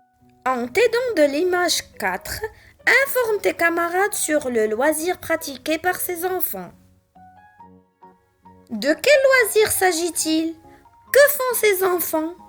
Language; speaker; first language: French; non-native, local second language; Arabic